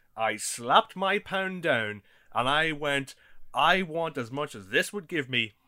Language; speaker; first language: English; native; English